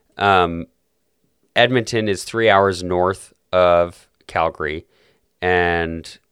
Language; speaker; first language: English; native; English